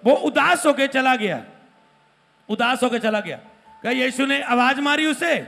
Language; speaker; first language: Hindi; non-native, local second language; Punjabi